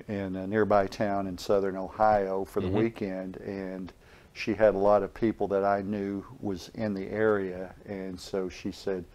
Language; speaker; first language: English; native; English